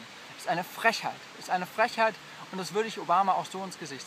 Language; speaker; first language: German; native; German